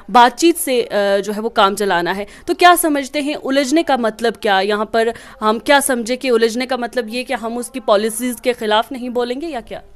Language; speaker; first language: Hindi; non-native, local second language; Kashmiri